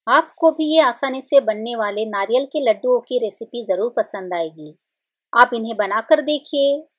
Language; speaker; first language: Hindi; non-native, local second language; Marathi